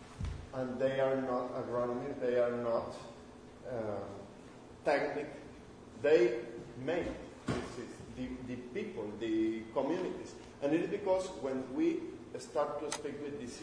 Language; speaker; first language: English; non-native, learner; Spanish